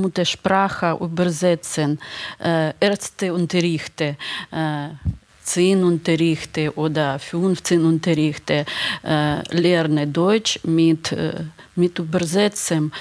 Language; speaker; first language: German; non-native, learner; Ukrainian